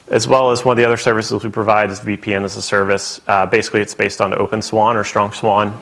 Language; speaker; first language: English; native; English